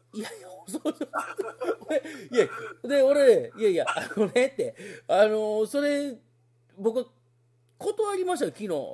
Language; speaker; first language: Japanese; native; Japanese